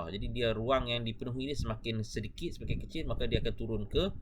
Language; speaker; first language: Malay; native; Malay